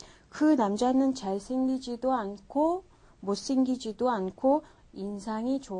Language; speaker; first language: Korean; non-native, fluent; Mongolian